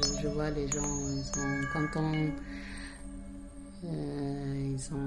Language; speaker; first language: French; non-native, learner; Persian